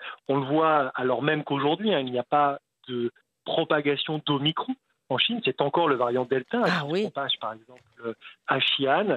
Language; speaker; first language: French; native; French